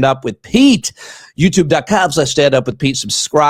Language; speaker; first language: English; native; English